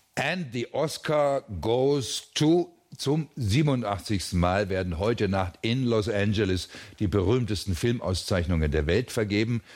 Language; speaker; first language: German; native; German